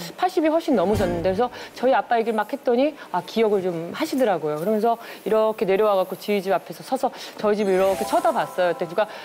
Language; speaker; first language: Korean; native; Korean